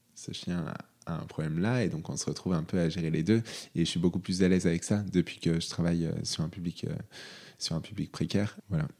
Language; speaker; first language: French; native; French